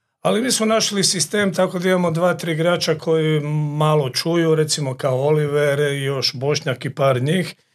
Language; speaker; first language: Croatian; native; Croatian